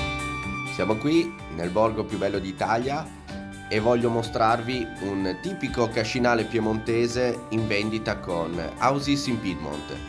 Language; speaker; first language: Italian; native; Italian